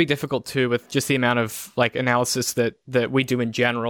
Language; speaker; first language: English; native; English